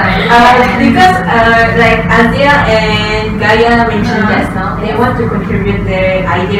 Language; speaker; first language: English; non-native, local second language; Malay